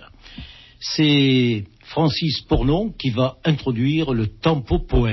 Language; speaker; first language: French; native; French